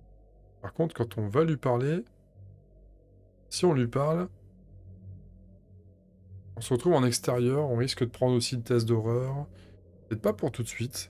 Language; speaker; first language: French; native; French